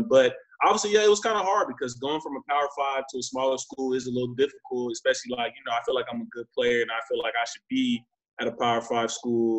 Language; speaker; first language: English; native; English